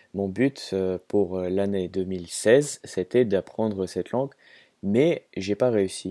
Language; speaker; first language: French; non-native, fluent; Russian